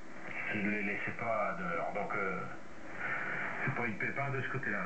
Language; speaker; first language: French; native; French